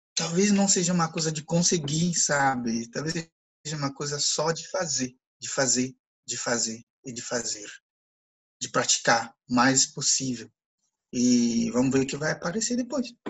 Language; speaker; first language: Portuguese; non-native, fluent; Ewe